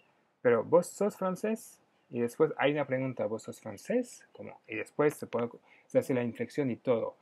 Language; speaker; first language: Spanish; non-native, fluent; French